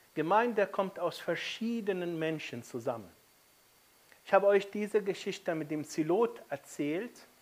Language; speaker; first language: German; non-native, fluent; Arabic